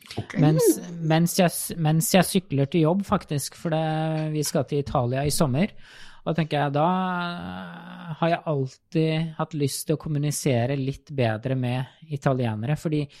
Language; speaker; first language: Norwegian; native; Norwegian